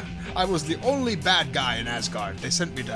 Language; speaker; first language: English; native; English